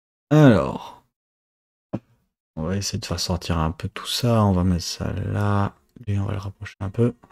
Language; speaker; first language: French; native; French